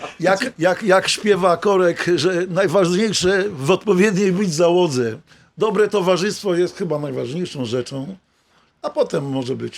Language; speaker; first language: Polish; native; Polish